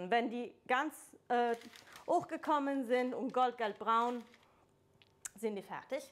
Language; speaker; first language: German; non-native, fluent; Italian